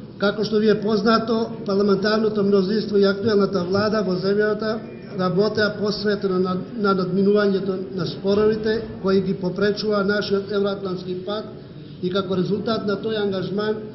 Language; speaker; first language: Macedonian; non-native, local second language; Albanian